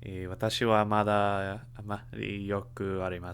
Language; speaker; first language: Japanese; non-native, learner; English